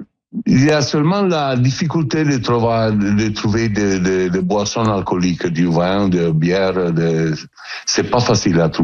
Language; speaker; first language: French; non-native, learner; Italian